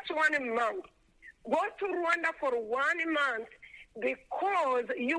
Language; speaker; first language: English; non-native, local second language; Kinyarwanda